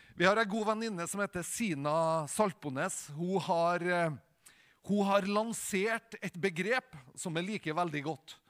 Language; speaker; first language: Norwegian; native; Norwegian